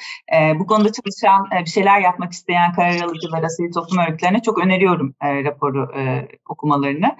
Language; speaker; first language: Turkish; native; Turkish